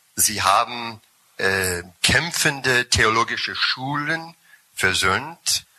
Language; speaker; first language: German; non-native, fluent; English